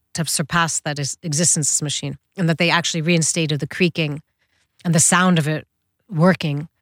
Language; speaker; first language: English; early bilingual, other home language; Dutch